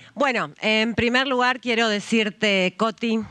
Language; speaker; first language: Spanish; native; Spanish